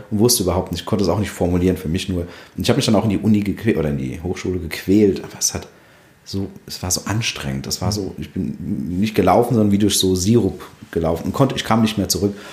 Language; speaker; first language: German; early bilingual, other home language; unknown